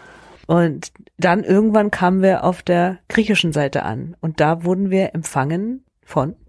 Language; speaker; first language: German; native; German